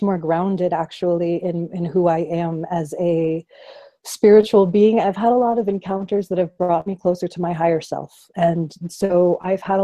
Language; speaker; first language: English; native; English